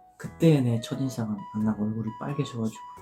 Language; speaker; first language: Korean; native; Korean